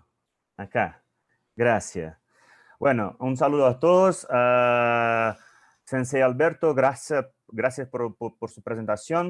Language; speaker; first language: Spanish; non-native, fluent; Portuguese